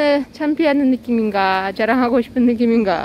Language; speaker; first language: Korean; non-native, learner; Russian